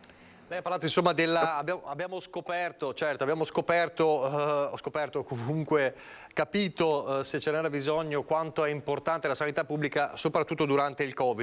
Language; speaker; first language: Italian; native; Italian